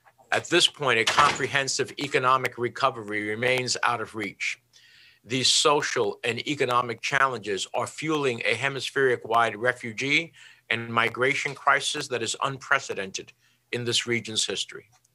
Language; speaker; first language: English; early bilingual, other home language; Spanish